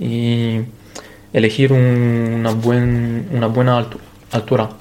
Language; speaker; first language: Spanish; non-native, fluent; Romanian